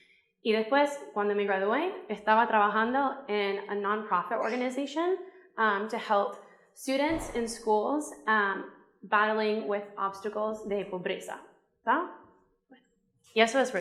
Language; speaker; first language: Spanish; non-native, fluent; English